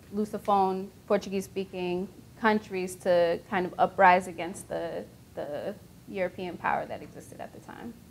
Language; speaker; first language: English; native; English